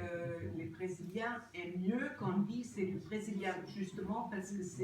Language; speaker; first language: French; non-native, fluent; Portuguese